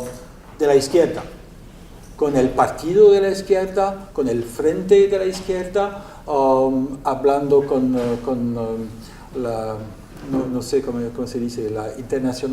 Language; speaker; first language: Spanish; non-native, learner; French